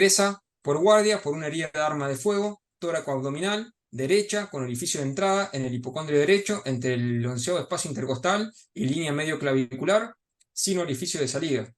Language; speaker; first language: Spanish; native; Spanish